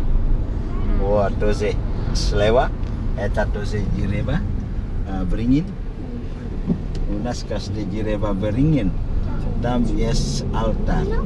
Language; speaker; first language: Russian; non-native, learner; Indonesian